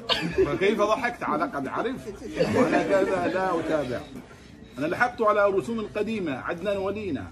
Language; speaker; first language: Arabic; native; Arabic